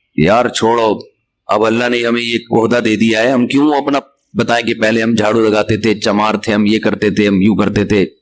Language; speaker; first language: Urdu; native; Urdu